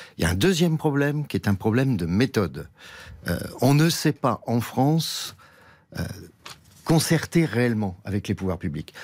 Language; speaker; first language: French; native; French